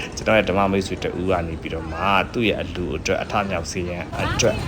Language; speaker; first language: Burmese; non-native, local second language; Pa'o Karen